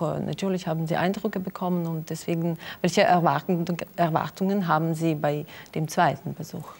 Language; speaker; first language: German; non-native, learner; Russian